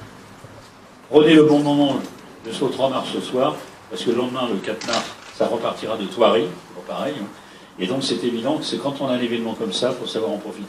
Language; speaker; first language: French; native; French